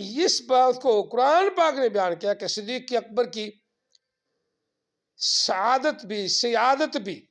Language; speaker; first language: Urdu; non-native, local second language; Punjabi